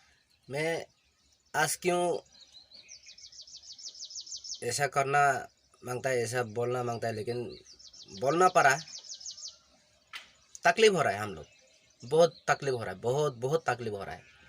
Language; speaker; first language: Hindi; non-native, local second language; Kok Borok